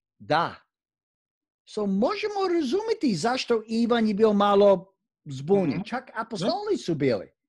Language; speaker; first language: Croatian; early bilingual, heritage; Croatian